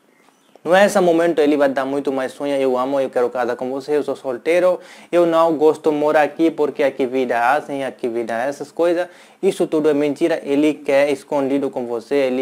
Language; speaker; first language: Portuguese; non-native, learner; Hindi